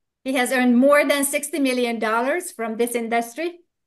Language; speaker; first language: English; non-native, fluent; Hungarian